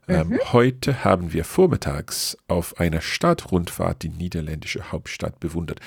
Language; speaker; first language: German; non-native, fluent; English